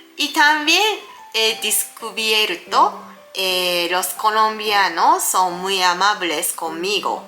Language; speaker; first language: Spanish; non-native, learner; Japanese